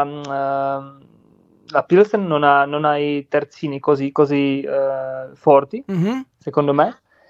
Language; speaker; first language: Italian; non-native, learner; Czech